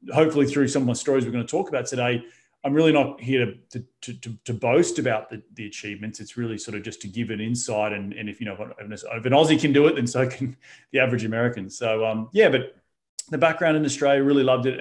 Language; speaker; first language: English; native; English